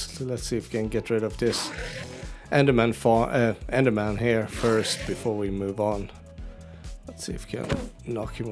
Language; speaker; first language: English; native; English